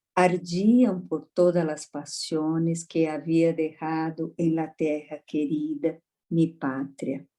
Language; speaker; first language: Spanish; non-native, fluent; Portuguese